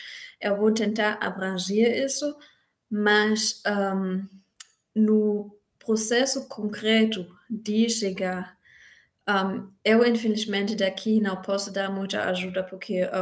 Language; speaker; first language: Portuguese; non-native, fluent; German